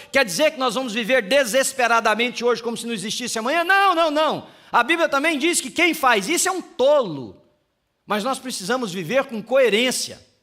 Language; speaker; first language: Portuguese; native; Portuguese